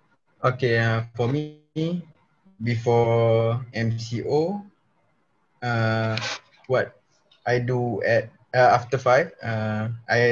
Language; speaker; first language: English; non-native, local second language; Malay